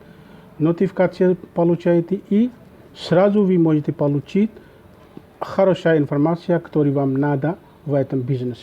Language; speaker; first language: Russian; non-native, learner; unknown